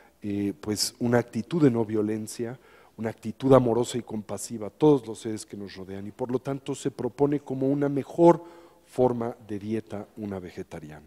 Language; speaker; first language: Spanish; native; Spanish